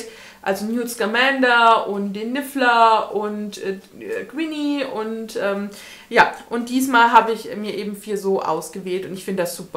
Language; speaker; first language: German; native; German